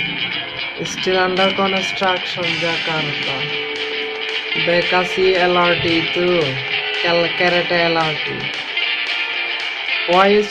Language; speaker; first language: English; non-native, local second language; Bangla